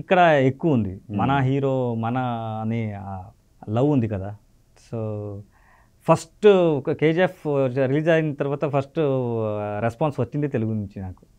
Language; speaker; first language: Telugu; non-native, learner; Kannada